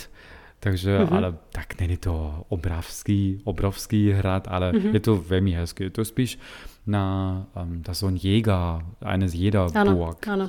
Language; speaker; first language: Czech; non-native, fluent; German